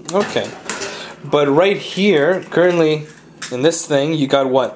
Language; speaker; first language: English; early bilingual, other home language; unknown